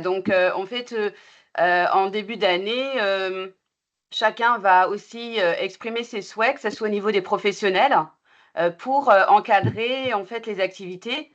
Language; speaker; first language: French; native; French